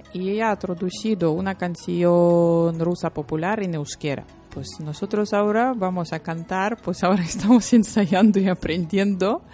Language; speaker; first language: Spanish; non-native, learner; Lithuanian